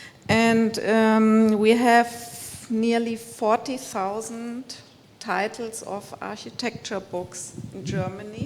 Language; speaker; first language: English; non-native, fluent; German